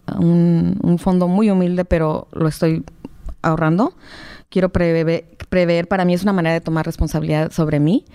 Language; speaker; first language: Spanish; native; Spanish